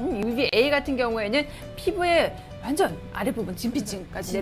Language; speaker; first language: Korean; native; Korean